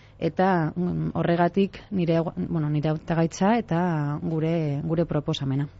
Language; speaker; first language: Basque; non-native, local second language; Spanish